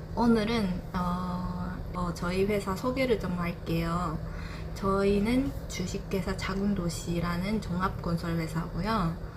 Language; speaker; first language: Korean; non-native, fluent; Japanese